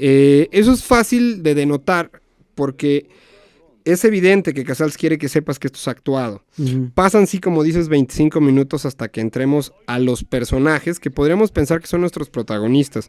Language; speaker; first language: Spanish; native; Spanish